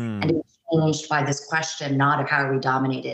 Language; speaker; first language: English; native; English